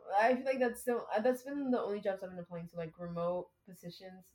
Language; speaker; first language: English; early bilingual, other home language; Spanish